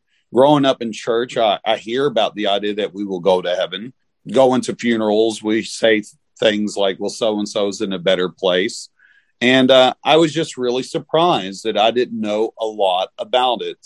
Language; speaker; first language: English; native; English